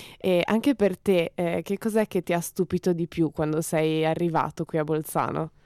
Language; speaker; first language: Italian; native; Italian